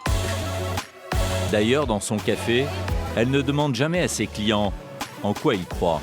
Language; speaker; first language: French; native; French